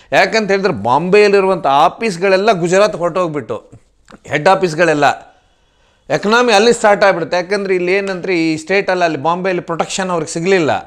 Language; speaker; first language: Kannada; non-native, local second language; Tulu